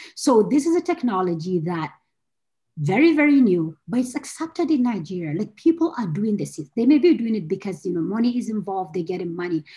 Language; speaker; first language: English; non-native, local second language; Hausa